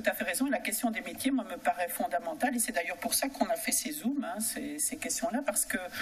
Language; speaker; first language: French; native; French